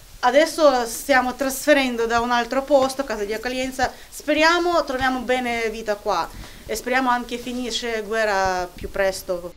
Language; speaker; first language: Italian; non-native, learner; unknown